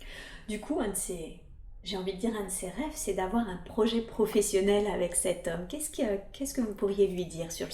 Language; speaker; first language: French; native; French